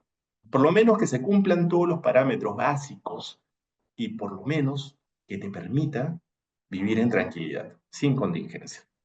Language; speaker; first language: Spanish; native; Spanish